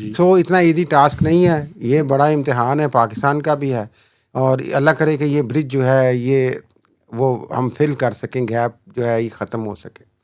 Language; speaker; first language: Urdu; non-native, local second language; Punjabi